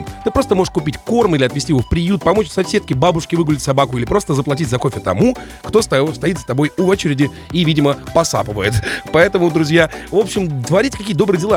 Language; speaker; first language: Russian; native; Russian